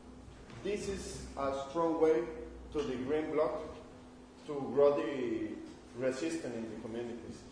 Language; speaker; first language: English; non-native, learner; Spanish